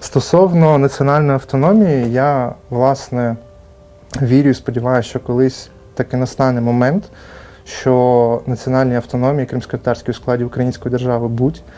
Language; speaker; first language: Ukrainian; non-native, local second language; Crimean Tatar